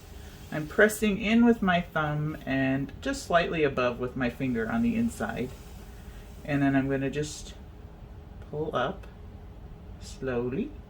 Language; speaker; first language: English; native; English